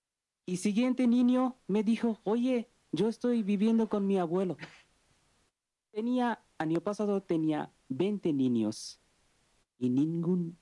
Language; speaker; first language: Spanish; non-native, learner; Bangla